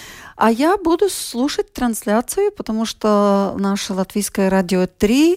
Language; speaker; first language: Russian; native; Russian